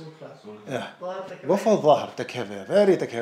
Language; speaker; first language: Danish; non-native, fluent; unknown